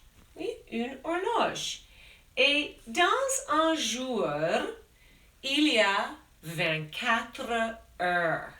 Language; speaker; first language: French; non-native, fluent; English